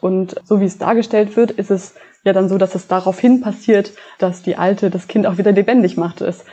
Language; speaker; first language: German; native; German